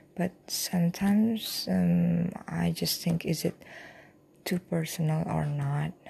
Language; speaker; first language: English; non-native, fluent; Indonesian